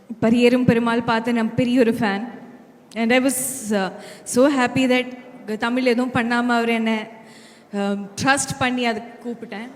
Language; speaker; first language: Tamil; non-native, learner; Malayalam